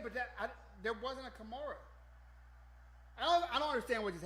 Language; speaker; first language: English; native; English